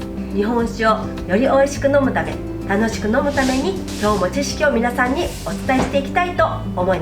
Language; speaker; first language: Japanese; native; Japanese